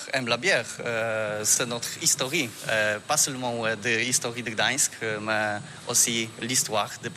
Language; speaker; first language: French; non-native, learner; Polish